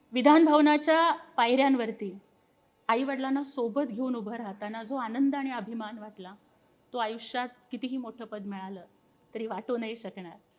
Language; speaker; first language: Marathi; non-native, local second language; Telugu